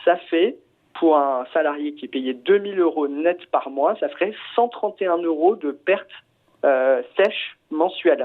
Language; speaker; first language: French; native; French